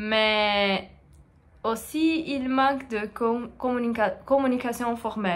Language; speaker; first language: French; non-native, learner; Portuguese